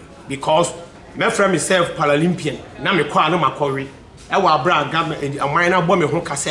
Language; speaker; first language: English; non-native, local second language; Akan